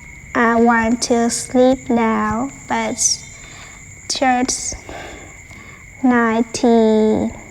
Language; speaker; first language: English; non-native, learner; Vietnamese